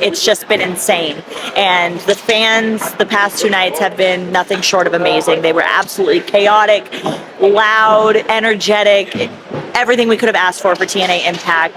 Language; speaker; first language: English; native; English